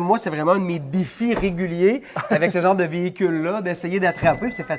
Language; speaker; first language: French; native; French